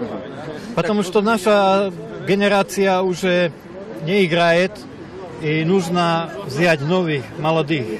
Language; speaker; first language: Russian; non-native, learner; Slovak